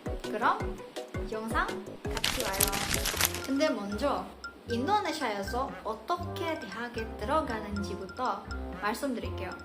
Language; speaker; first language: Korean; non-native, fluent; Indonesian